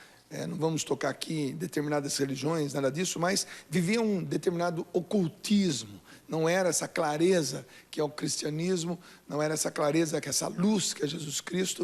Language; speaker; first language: Portuguese; native; Portuguese